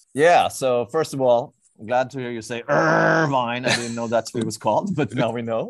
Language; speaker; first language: English; non-native, fluent; Swedish